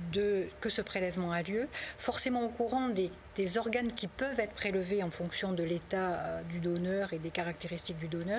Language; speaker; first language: French; native; French